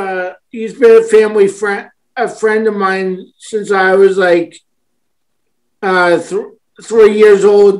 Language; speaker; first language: English; native; English